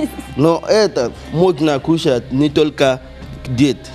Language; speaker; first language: Russian; non-native, learner; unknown